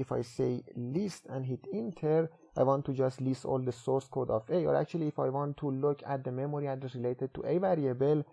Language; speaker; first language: English; non-native, fluent; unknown